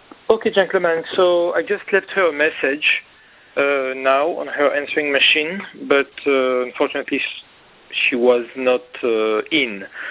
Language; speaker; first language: English; non-native, fluent; French